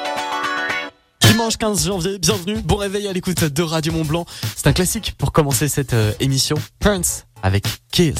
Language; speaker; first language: French; native; French